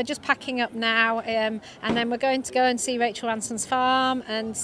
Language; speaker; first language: English; native; English